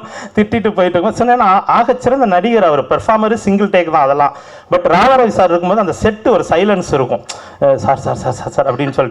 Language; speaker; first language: Tamil; native; Tamil